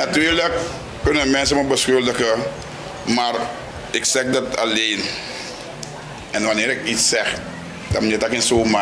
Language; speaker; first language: Dutch; non-native, local second language; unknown